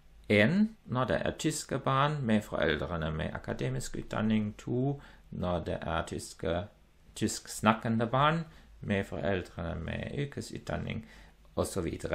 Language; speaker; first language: Norwegian; non-native, fluent; German